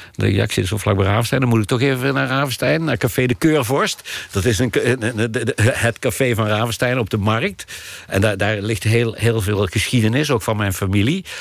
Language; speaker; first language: Dutch; native; Dutch